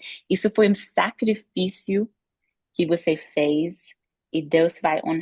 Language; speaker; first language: Portuguese; non-native, fluent; English